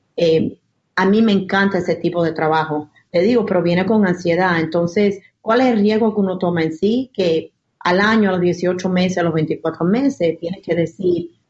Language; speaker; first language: Spanish; early bilingual, heritage; Spanish